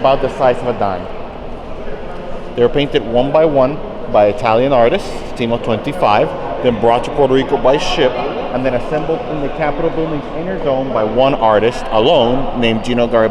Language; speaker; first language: English; non-native, local second language; Spanish